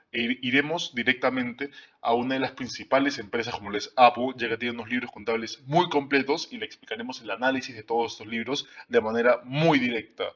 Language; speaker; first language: Spanish; native; Spanish